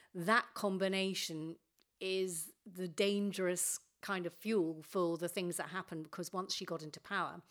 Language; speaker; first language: English; native; English